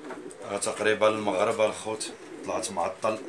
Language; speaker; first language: Arabic; native; Arabic